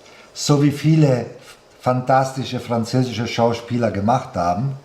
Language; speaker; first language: German; non-native, fluent; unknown